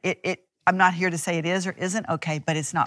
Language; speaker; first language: English; native; English